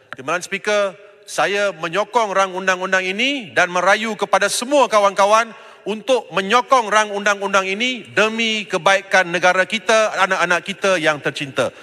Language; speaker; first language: Malay; non-native, local second language; Tamil